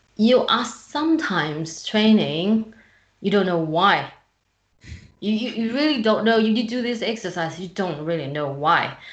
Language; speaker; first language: English; non-native, fluent; Chinese